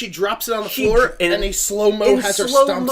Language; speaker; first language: English; native; English